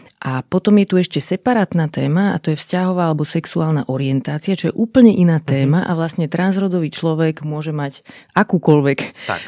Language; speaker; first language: Slovak; native; Slovak